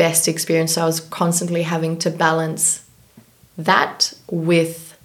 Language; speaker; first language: English; native; English